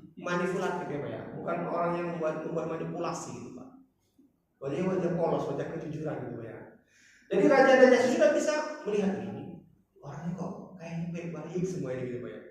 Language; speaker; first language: Indonesian; non-native, local second language; Batak Toba